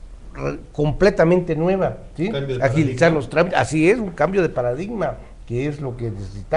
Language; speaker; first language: Spanish; native; Spanish